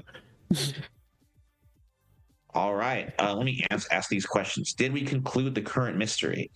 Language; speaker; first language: English; native; English